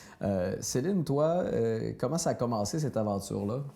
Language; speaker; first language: French; native; French